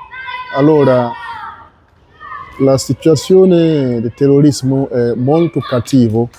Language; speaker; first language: Italian; non-native, learner; French